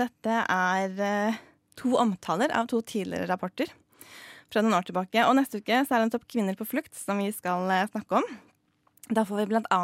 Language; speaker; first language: Norwegian; native; Norwegian